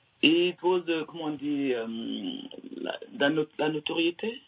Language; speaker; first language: English; non-native, learner; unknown